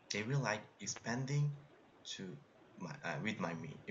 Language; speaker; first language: English; non-native, learner; Korean